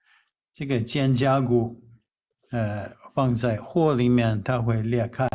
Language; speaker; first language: Chinese; non-native, fluent; English